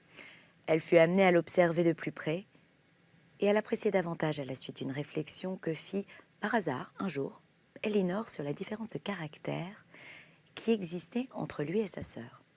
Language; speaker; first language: French; native; French